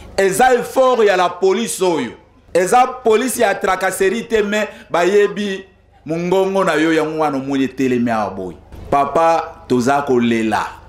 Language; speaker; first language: Lingala; non-native, local second language; Kongo